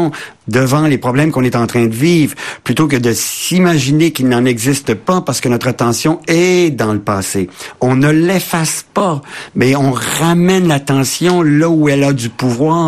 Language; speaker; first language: French; native; French